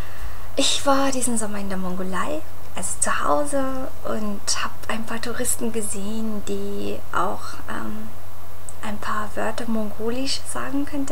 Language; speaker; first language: German; non-native, fluent; Mongolian